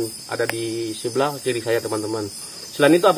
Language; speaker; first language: Indonesian; native; Indonesian